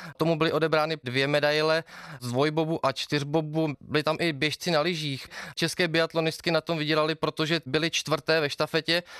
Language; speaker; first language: Czech; native; Czech